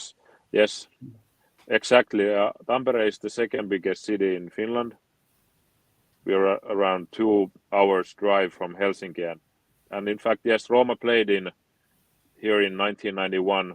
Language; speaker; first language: English; non-native, fluent; Finnish